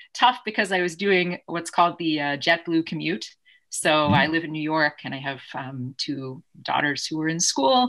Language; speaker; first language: English; native; English